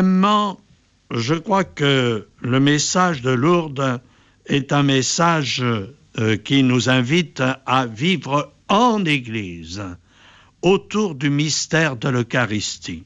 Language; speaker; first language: French; native; French